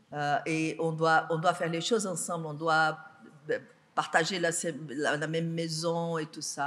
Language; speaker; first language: French; non-native, fluent; Portuguese